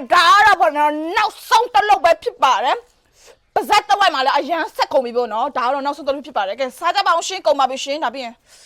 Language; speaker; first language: Burmese; non-native, local second language; Kachin